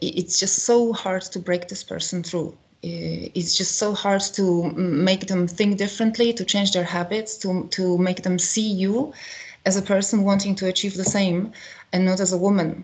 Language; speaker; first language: English; non-native, fluent; Polish